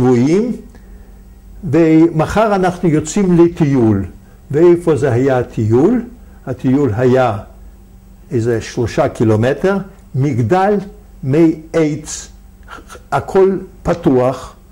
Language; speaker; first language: Hebrew; non-native, fluent; Yiddish